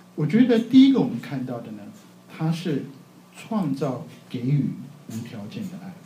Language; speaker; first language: Chinese; native; Chinese